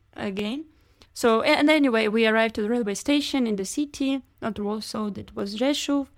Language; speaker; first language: English; non-native, fluent; Ukrainian